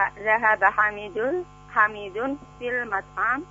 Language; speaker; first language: Arabic; non-native, learner; Indonesian